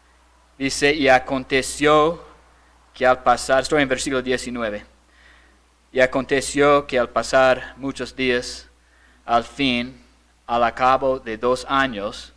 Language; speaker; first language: Spanish; non-native, fluent; English